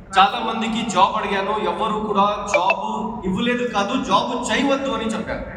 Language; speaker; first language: Telugu; non-native, local second language; Urdu